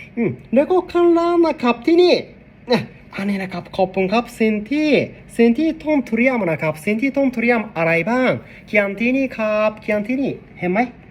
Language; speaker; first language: Thai; non-native, learner; Japanese